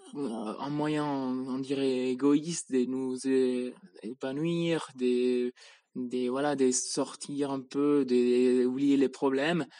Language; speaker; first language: French; non-native, fluent; Spanish